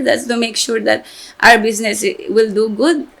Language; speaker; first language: English; non-native, local second language; Filipino